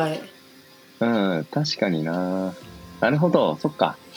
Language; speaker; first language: Japanese; native; Japanese